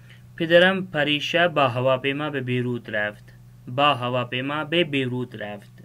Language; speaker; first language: Persian; non-native, fluent; Urdu